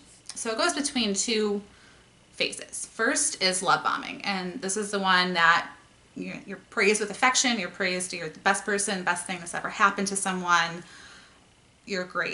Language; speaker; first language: English; native; English